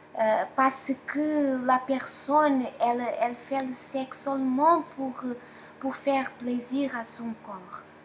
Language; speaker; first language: French; non-native, fluent; Portuguese